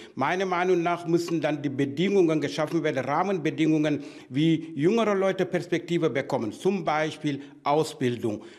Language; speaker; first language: German; non-native, fluent; Wolof